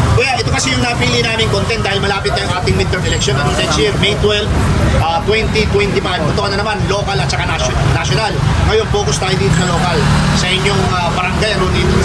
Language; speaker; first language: Filipino; native; Filipino